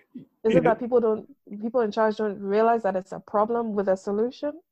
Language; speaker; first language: English; non-native, local second language; Akan